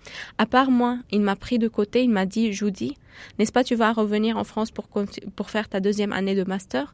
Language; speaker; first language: French; non-native, fluent; Arabic